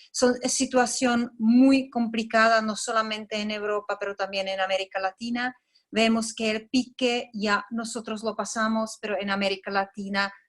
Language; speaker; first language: Spanish; non-native, fluent; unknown